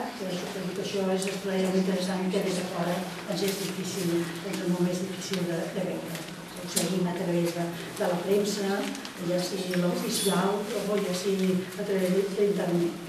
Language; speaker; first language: Catalan; native; Catalan